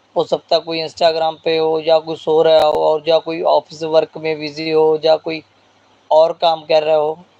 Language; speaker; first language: Hindi; non-native, local second language; Punjabi